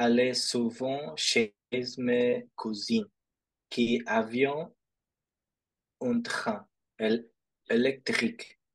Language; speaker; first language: French; non-native, learner; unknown